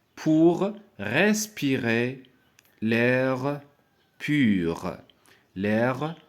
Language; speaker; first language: French; non-native, local second language; Arabic